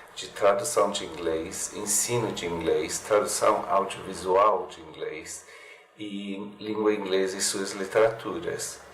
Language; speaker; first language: Portuguese; non-native, fluent; English